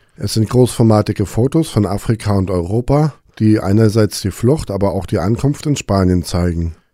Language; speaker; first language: German; native; German